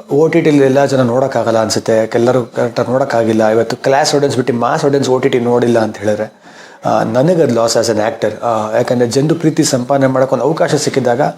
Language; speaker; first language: Kannada; native; Kannada